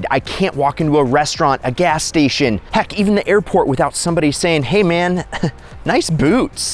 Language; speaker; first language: English; native; English